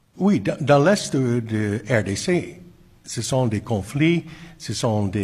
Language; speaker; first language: French; non-native, fluent; English